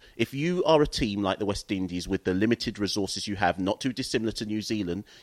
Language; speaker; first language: English; native; English